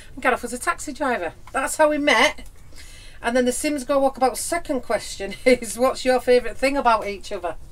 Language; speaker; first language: English; native; English